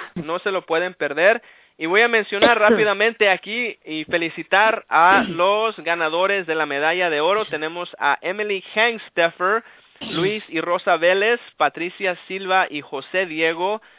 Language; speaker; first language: Spanish; early bilingual, heritage; Spanish